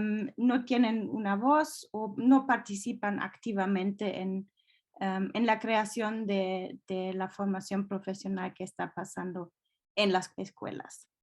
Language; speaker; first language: Spanish; non-native, fluent; German